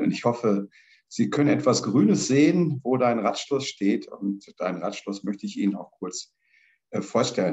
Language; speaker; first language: German; native; German